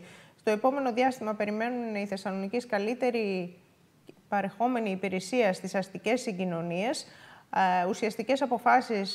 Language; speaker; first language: Greek; native; Greek